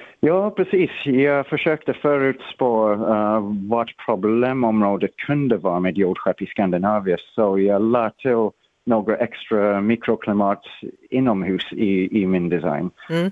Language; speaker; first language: Swedish; non-native, fluent; English